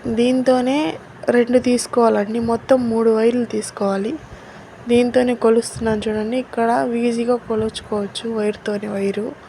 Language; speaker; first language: Telugu; non-native, local second language; Urdu